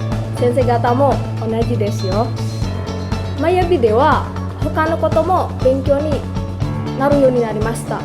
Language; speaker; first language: Japanese; non-native, learner; Indonesian